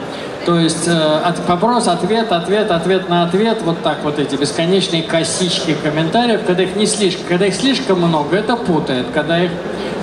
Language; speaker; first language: Russian; native; Russian